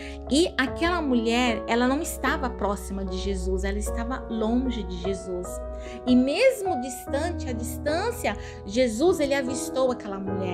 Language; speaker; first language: Portuguese; native; Portuguese